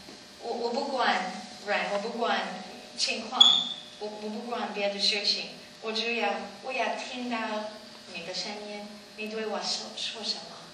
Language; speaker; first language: Chinese; non-native, learner; English